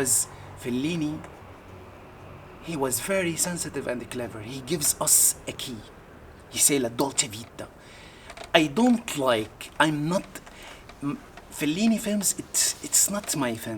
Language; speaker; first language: English; non-native, learner; Arabic